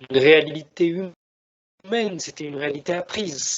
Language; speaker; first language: French; native; French